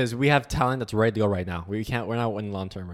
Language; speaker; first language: English; native; English